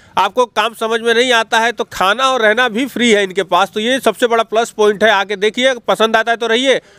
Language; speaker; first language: Hindi; native; Hindi